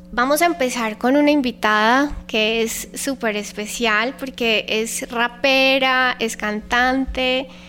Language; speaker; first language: Spanish; native; Spanish